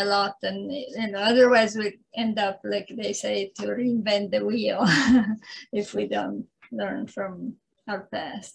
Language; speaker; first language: English; non-native, fluent; Italian